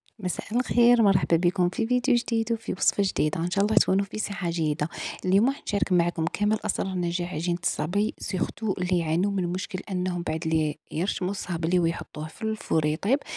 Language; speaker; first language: Arabic; native; Arabic